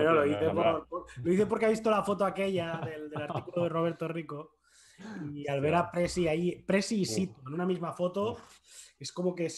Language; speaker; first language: Spanish; native; Spanish